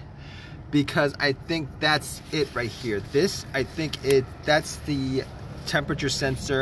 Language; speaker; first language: English; native; English